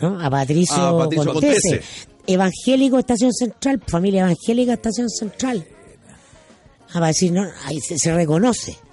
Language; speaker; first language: Spanish; native; Spanish